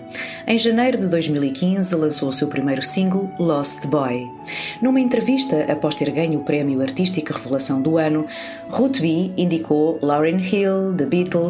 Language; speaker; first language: Portuguese; native; Portuguese